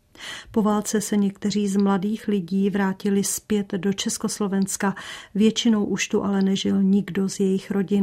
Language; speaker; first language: Czech; native; Czech